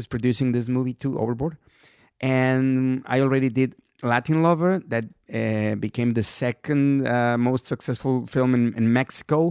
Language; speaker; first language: English; non-native, fluent; Spanish